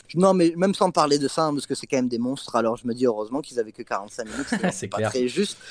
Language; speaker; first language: French; non-native, fluent; English